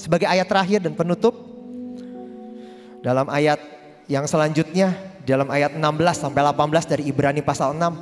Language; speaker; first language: Indonesian; native; Indonesian